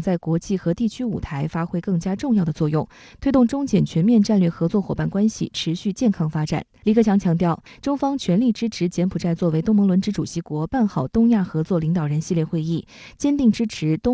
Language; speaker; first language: Chinese; native; Chinese